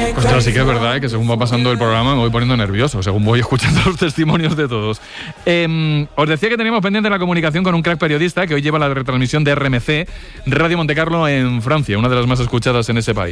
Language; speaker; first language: Spanish; native; Spanish